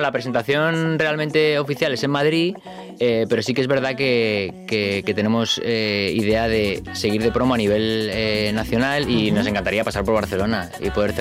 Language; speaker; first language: Spanish; native; Spanish